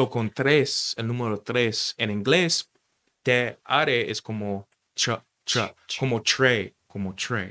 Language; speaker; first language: Spanish; non-native, fluent; English